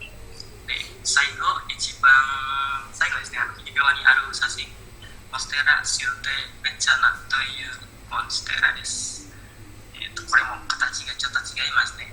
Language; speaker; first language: Japanese; non-native, learner; Indonesian